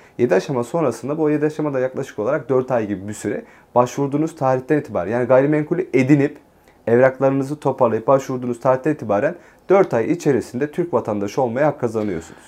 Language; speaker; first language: Turkish; native; Turkish